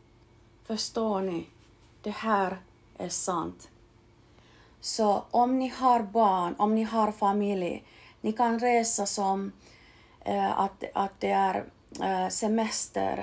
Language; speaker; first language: Swedish; non-native, local second language; Finnish